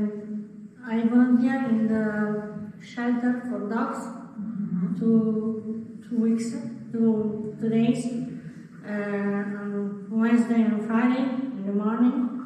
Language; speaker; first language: English; non-native, learner; Italian